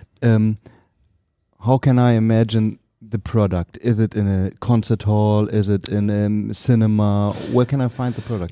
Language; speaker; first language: English; non-native, fluent; German